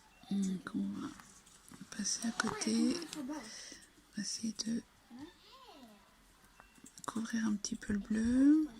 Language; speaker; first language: French; native; French